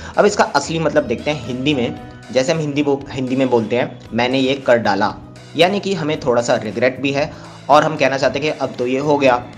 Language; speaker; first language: Hindi; native; Hindi